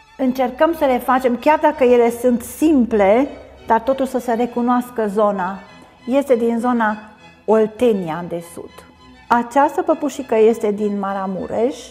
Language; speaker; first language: Romanian; non-native, local second language; Hungarian